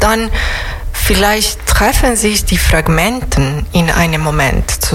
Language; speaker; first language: German; non-native, fluent; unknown